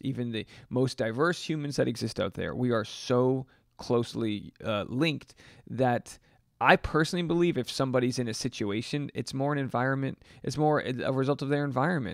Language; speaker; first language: English; native; English